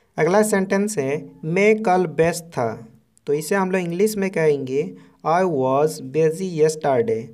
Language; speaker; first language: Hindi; non-native, local second language; Santali